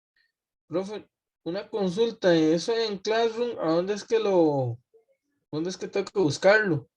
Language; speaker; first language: Spanish; native; Spanish